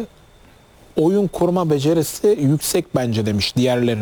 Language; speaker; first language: Turkish; native; Turkish